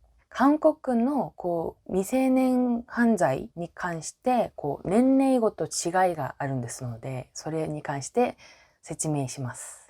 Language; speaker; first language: Japanese; non-native, fluent; Korean